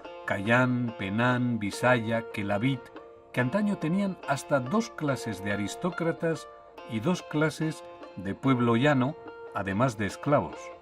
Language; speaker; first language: Spanish; native; Spanish